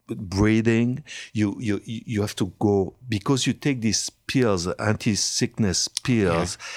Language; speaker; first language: English; non-native, fluent; French